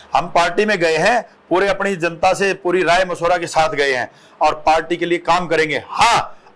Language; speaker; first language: Hindi; native; Hindi